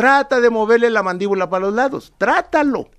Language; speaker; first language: Spanish; native; Spanish